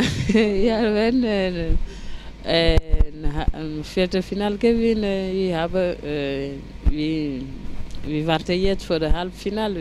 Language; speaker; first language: German; non-native, learner; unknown